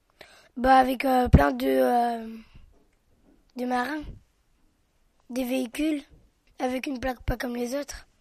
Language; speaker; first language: French; native; French